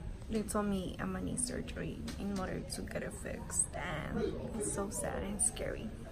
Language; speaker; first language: English; early bilingual, other home language; Spanish